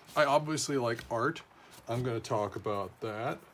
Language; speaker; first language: English; native; English